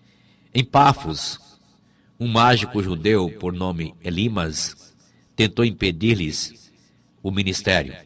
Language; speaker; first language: Portuguese; native; Portuguese